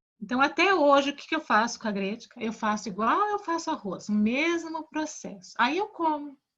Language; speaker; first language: Portuguese; native; Portuguese